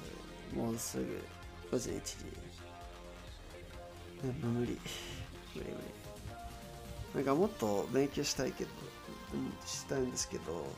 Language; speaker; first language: Japanese; non-native, learner; Spanish